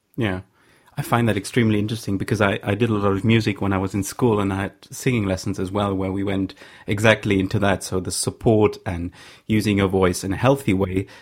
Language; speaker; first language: English; non-native, fluent; German